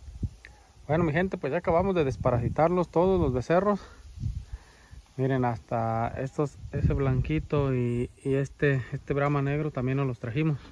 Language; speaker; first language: Spanish; native; Spanish